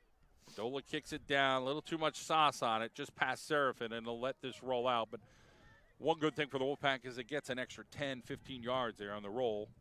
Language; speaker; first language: English; native; English